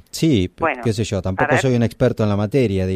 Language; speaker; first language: Spanish; native; Spanish